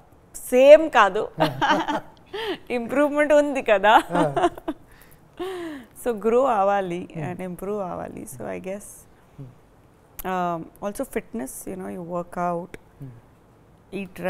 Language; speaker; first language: Telugu; non-native, fluent; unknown